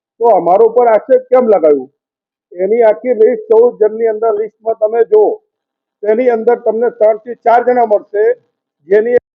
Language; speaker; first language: Gujarati; non-native, local second language; Hindi